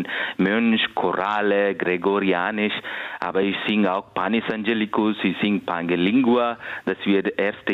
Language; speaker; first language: German; non-native, fluent; Kannada